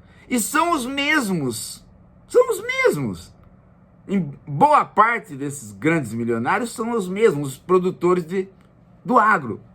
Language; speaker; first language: Portuguese; native; Portuguese